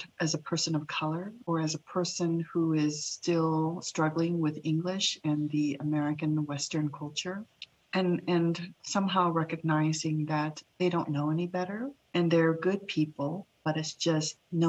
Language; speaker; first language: English; early bilingual, other home language; Lao